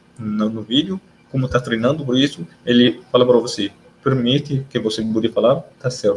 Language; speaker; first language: Portuguese; non-native, learner; Arabic